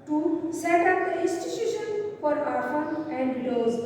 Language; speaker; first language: English; non-native, local second language; Hindi